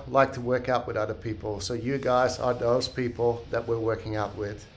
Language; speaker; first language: English; non-native, fluent; Dutch